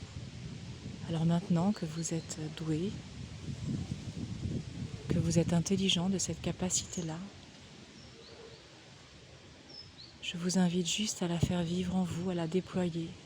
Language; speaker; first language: French; native; French